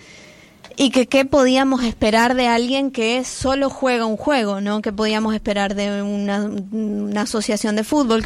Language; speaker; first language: Spanish; native; Spanish